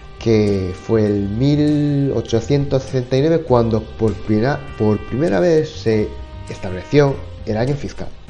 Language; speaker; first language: Spanish; non-native, fluent; Japanese